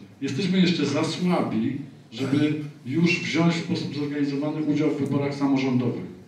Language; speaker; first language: Polish; native; Polish